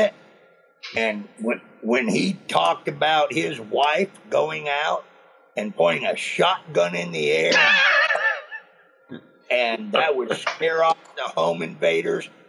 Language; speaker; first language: English; native; English